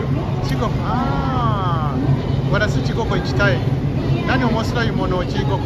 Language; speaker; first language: Japanese; non-native, learner; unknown